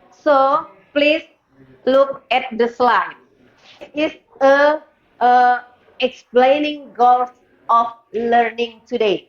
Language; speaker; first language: English; non-native, learner; Indonesian